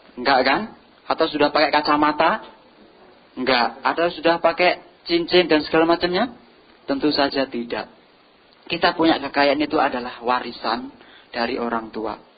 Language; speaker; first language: Indonesian; non-native, local second language; Javanese